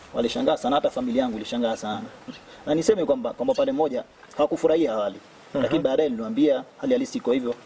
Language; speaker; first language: Swahili; native; Swahili